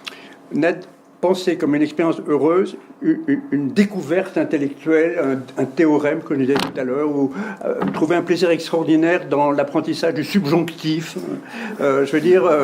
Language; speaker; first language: French; native; French